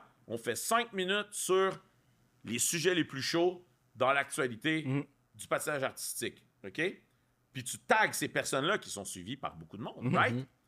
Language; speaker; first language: French; native; French